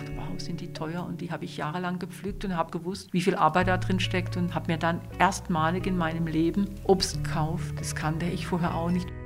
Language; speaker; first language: German; non-native, local second language; Swiss German